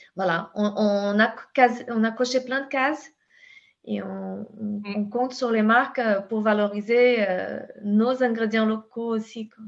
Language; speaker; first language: French; non-native, fluent; Portuguese